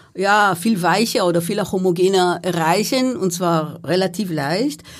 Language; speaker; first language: German; non-native, fluent; Hebrew